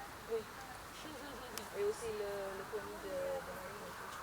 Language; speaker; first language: French; non-native, learner; English